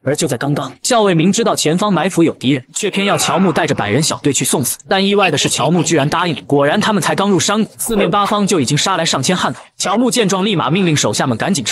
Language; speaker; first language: Chinese; native; Chinese